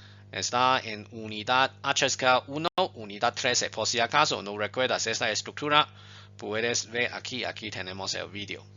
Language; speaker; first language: Spanish; non-native, fluent; Chinese